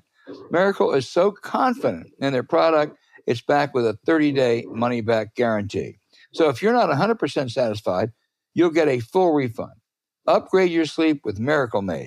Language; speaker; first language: English; native; English